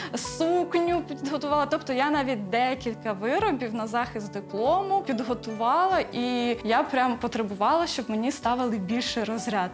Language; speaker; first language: Ukrainian; native; Ukrainian